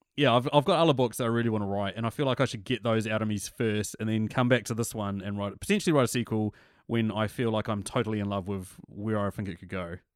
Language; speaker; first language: English; native; English